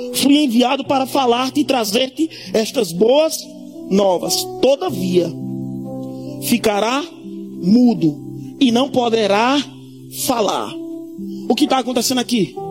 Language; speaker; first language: Portuguese; native; Portuguese